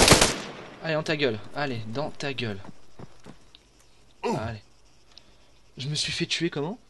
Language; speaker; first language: French; native; French